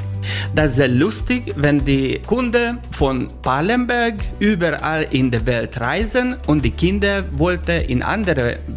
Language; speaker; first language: German; non-native, learner; Hungarian